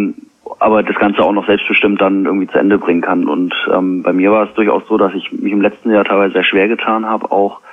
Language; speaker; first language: German; native; German